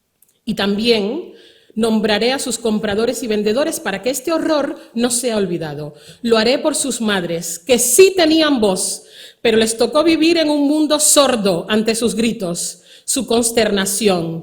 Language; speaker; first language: Spanish; native; Spanish